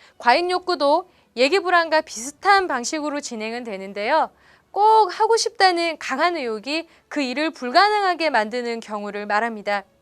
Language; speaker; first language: Korean; native; Korean